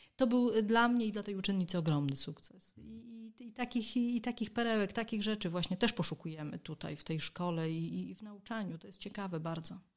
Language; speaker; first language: Polish; native; Polish